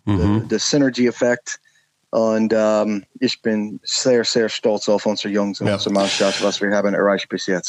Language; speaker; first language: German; non-native, learner; English